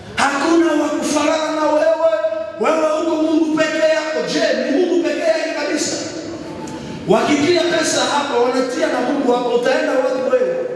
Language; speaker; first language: Swahili; native; Swahili